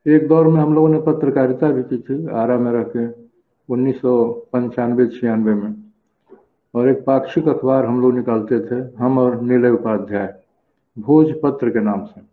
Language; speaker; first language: Hindi; native; Hindi